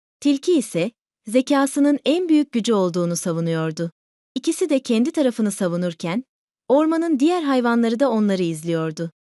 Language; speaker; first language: Turkish; native; Turkish